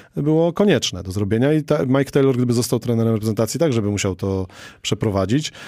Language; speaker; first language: Polish; native; Polish